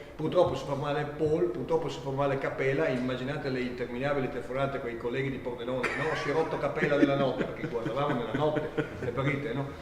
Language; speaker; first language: Italian; native; Italian